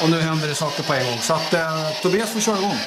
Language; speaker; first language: Swedish; native; Swedish